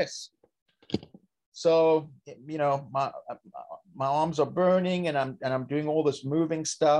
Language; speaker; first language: English; native; English